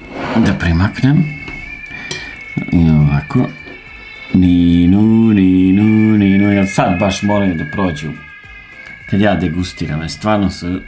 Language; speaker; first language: Serbian; native; Serbian